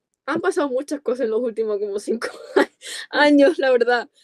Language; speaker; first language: Spanish; non-native, fluent; English